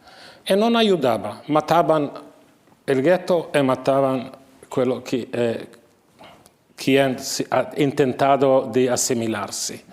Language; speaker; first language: Spanish; non-native, fluent; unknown